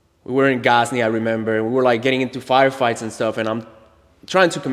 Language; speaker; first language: English; non-native, fluent; Spanish